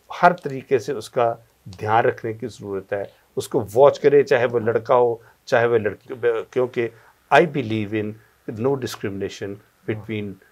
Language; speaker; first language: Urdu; non-native, local second language; Punjabi